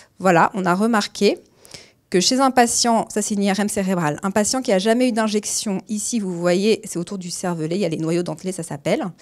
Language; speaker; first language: French; native; French